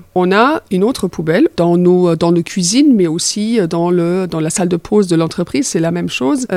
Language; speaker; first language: French; non-native, fluent; German